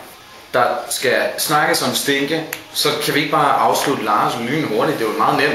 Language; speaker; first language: Danish; native; Danish